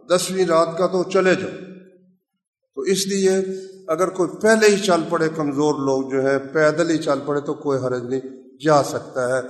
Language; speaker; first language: Urdu; non-native, local second language; Punjabi